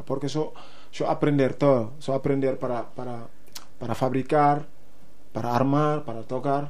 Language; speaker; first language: Spanish; non-native, learner; Wolof